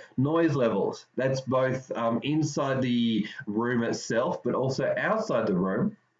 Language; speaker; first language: English; native; English